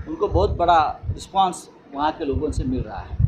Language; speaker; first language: Hindi; non-native, local second language; Marathi